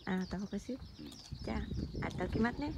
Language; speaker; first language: Japanese; non-native, learner; Vietnamese